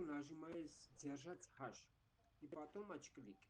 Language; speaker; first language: Russian; non-native, learner; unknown